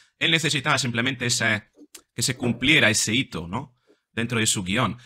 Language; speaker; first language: Spanish; non-native, fluent; Italian